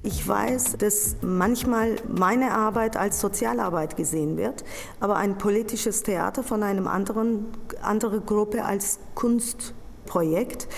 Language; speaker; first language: German; non-native, fluent; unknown